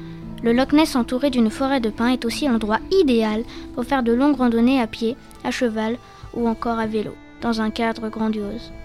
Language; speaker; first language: French; native; French